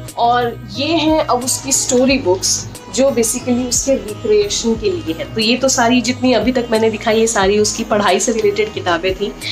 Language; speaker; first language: Hindi; native; Hindi